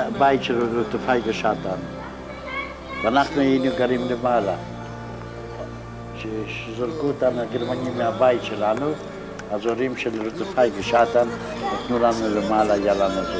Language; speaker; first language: Hebrew; non-native, fluent; Yiddish